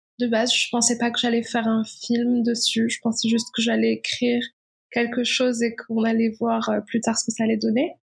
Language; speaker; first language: French; non-native, local second language; Arabic